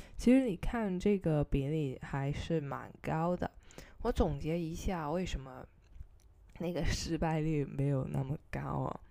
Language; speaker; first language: Chinese; non-native, local second language; Cantonese